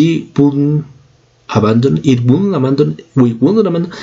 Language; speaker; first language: English; non-native, fluent; Spanish